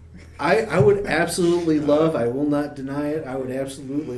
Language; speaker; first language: English; native; English